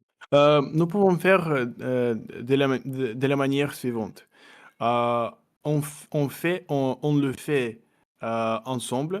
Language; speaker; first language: French; non-native, learner; Russian